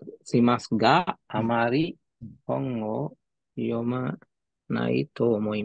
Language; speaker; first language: Japanese; non-native, learner; Sinhala